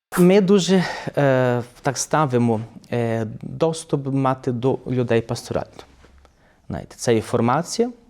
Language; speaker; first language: Ukrainian; early bilingual, heritage; Ukrainian